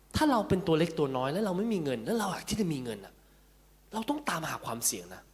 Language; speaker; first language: Thai; early bilingual, heritage; Cantonese